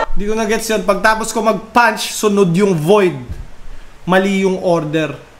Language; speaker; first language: Filipino; native; Filipino